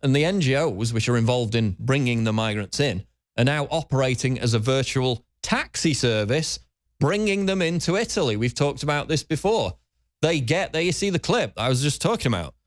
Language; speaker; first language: English; native; English